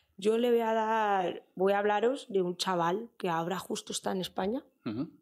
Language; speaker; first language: Spanish; native; Spanish